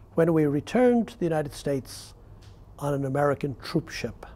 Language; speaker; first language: English; native; English